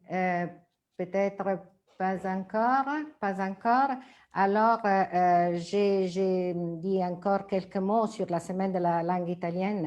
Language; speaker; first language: French; non-native, fluent; Italian